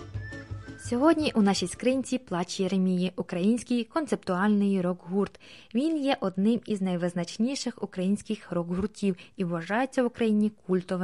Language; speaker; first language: Ukrainian; native; Ukrainian